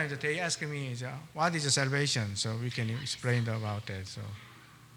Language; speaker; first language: English; non-native, learner; Korean